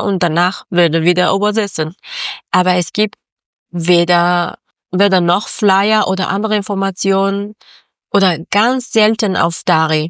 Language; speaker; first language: German; non-native, learner; Persian